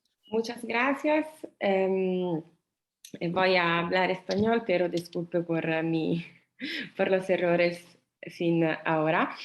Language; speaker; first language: Spanish; non-native, fluent; Italian